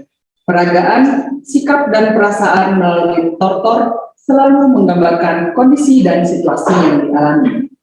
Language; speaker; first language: Indonesian; native; Indonesian